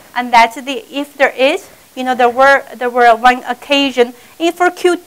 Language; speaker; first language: English; non-native, fluent; Chinese